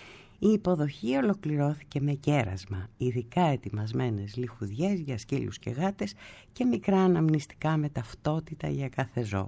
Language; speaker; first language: Greek; native; Greek